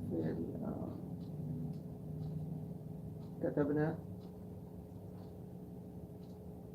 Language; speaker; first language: Arabic; non-native, learner; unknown